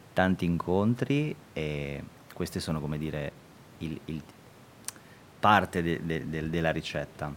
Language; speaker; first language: Italian; early bilingual, other home language; Albanian